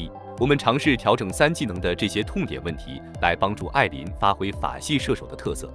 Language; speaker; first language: Chinese; native; Chinese